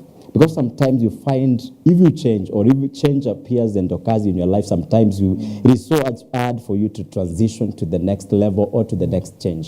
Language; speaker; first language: English; non-native, local second language; Swahili